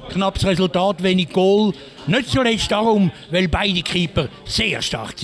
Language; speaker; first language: German; native; German